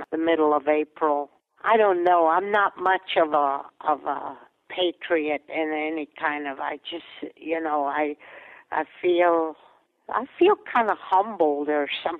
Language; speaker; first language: English; non-native, fluent; Latvian